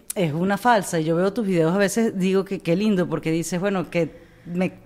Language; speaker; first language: Spanish; native; Spanish